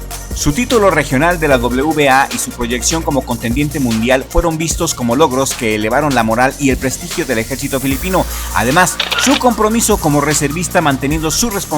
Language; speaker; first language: Spanish; native; Spanish